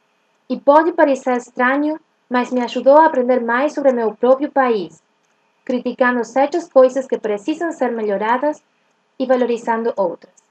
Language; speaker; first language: Portuguese; non-native, learner; Spanish